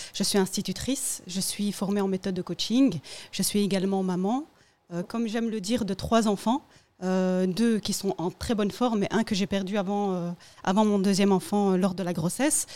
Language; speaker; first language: French; early bilingual, other home language; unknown